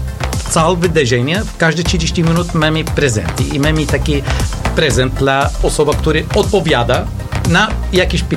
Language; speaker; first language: Polish; non-native, learner; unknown